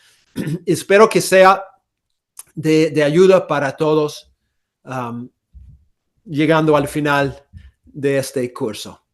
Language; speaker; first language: Spanish; non-native, fluent; English